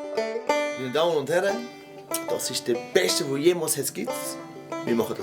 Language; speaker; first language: German; native; German